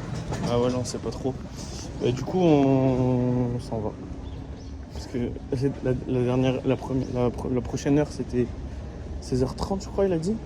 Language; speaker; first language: French; native; French